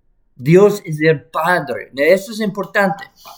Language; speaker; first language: Spanish; non-native, fluent; English